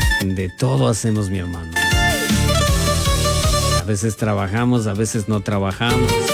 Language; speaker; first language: Spanish; non-native, local second language; Quechua